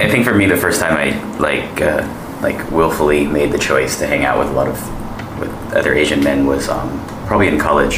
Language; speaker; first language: English; native; English